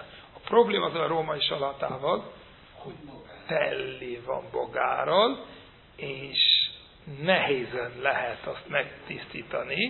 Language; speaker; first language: Hungarian; non-native, fluent; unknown